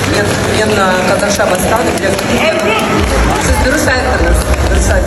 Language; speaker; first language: Kazakh; non-native, local second language; Russian